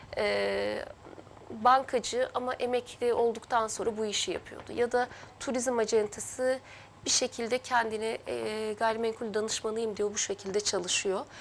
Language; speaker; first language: Turkish; early bilingual, heritage; Turkish